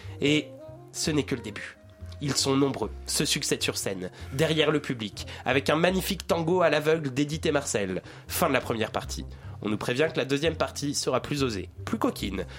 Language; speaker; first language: French; native; French